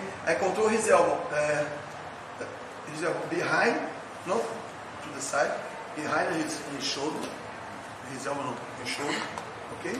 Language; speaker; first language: English; non-native, learner; Portuguese